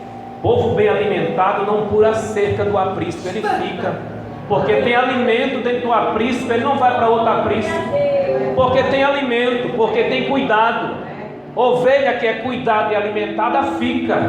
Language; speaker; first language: Portuguese; native; Portuguese